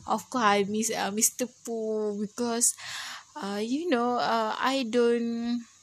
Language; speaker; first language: English; non-native, learner; Malay